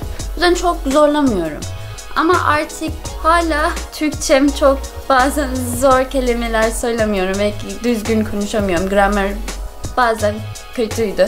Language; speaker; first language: Turkish; non-native, learner; English